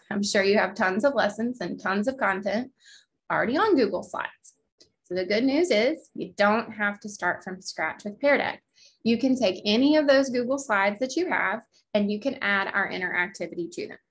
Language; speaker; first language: English; native; English